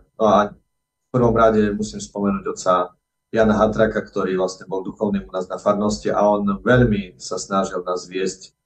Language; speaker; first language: Slovak; native; Slovak